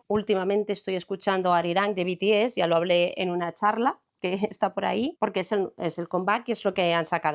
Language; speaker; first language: Spanish; native; Spanish